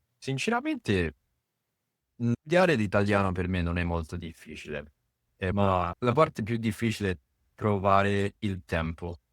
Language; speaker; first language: Italian; non-native, fluent; Japanese